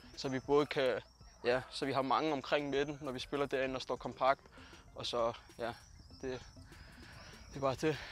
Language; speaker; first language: Danish; early bilingual, other home language; Punjabi